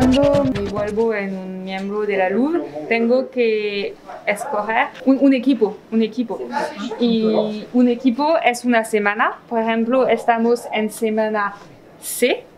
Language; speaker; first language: Spanish; non-native, fluent; French